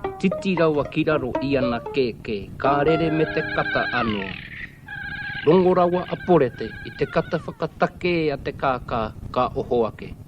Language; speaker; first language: Māori; native; Māori